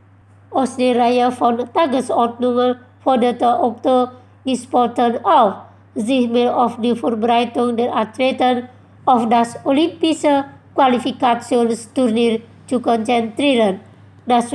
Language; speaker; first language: German; non-native, fluent; Indonesian